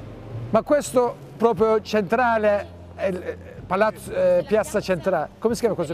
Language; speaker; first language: Italian; non-native, learner; Turkish